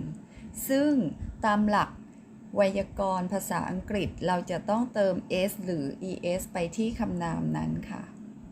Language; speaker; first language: Thai; native; Thai